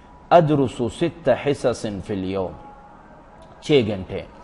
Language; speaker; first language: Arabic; non-native, fluent; Urdu